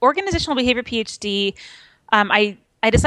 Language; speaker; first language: English; native; English